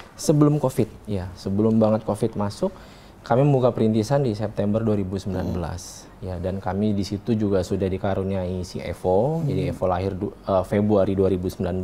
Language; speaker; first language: Indonesian; native; Indonesian